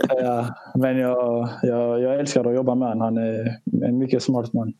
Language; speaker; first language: Swedish; early bilingual, other home language; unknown